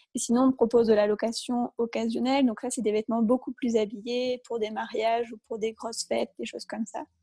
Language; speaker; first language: French; native; French